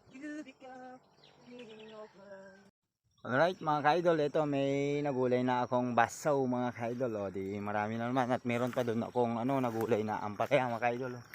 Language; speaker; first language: Filipino; native; Filipino